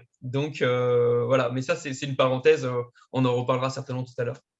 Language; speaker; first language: French; native; French